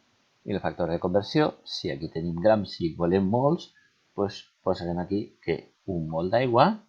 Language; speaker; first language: Catalan; native; Catalan